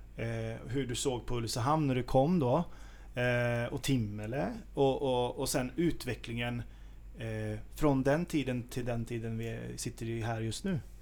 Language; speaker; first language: Swedish; native; Swedish